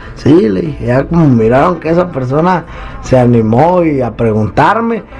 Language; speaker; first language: Spanish; native; Spanish